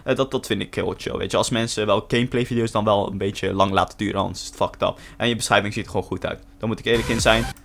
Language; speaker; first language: Dutch; early bilingual, other home language; Turkish